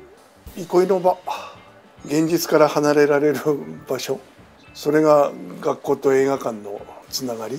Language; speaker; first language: Japanese; native; Japanese